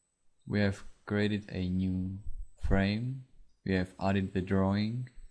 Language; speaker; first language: English; non-native, fluent; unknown